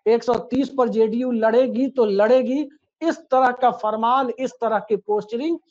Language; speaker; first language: Hindi; native; Hindi